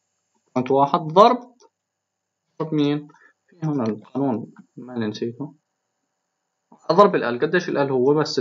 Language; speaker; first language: Arabic; native; Arabic